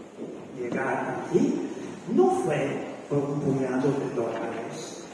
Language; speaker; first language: Spanish; non-native, learner; Italian